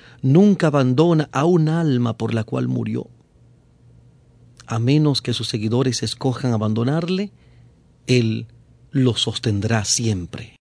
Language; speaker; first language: Spanish; native; Spanish